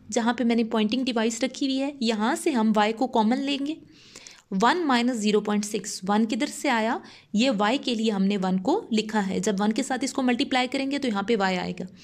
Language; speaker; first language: Urdu; non-native, local second language; Punjabi